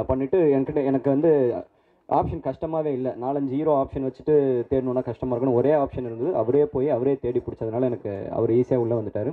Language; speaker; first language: Tamil; native; Tamil